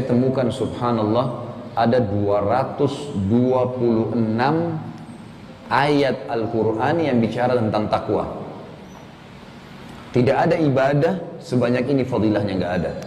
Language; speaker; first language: Indonesian; native; Indonesian